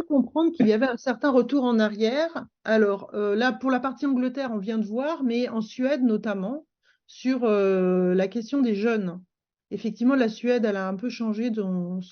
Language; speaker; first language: French; native; French